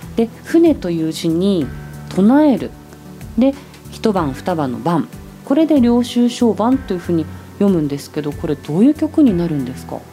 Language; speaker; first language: Japanese; native; Japanese